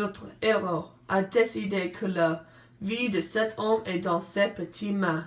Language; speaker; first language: French; non-native, learner; English